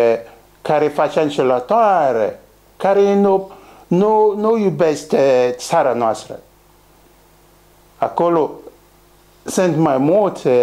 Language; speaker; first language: Romanian; non-native, learner; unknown